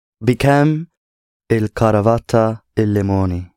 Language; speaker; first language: Arabic; non-native, learner; English